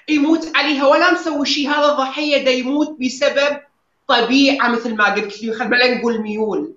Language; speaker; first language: Arabic; native; Arabic